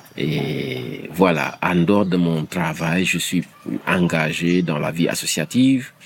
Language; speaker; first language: French; non-native, local second language; Wolof